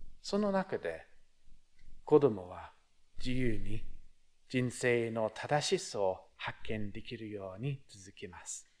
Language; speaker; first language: Japanese; non-native, fluent; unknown